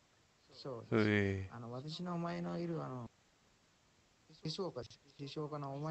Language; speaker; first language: Japanese; non-native, learner; Sinhala